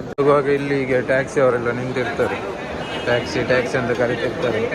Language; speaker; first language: Kannada; non-native, local second language; Tulu